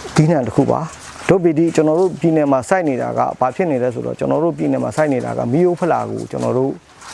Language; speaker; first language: Burmese; non-native, local second language; Mon